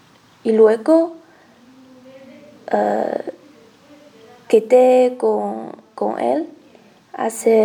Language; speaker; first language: Spanish; non-native, learner; Chinese